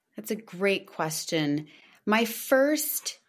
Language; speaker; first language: English; non-native, fluent; Portuguese